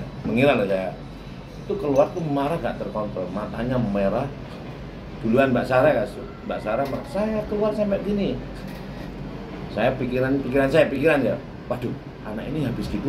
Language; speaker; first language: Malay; non-native, local second language; Javanese